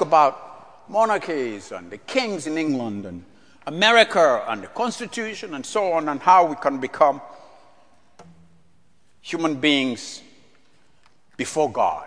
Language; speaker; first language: English; non-native, local second language; Ganda